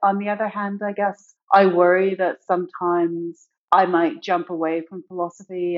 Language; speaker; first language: English; native; English